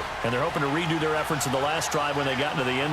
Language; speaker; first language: English; native; English